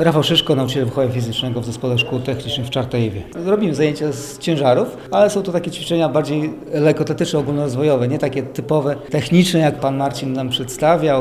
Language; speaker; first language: Polish; native; Polish